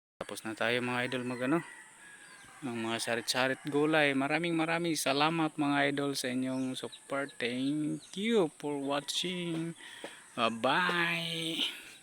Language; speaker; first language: Filipino; non-native, local second language; Bikol